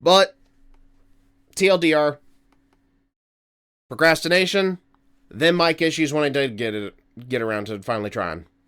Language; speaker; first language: English; native; English